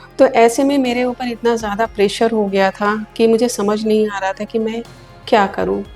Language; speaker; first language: Hindi; native; Hindi